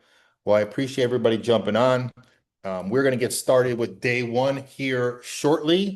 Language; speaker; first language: English; native; English